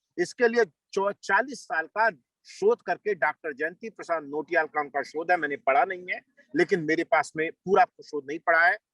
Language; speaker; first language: Hindi; native; Hindi